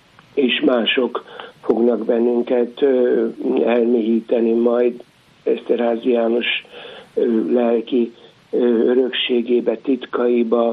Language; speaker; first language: Hungarian; native; Hungarian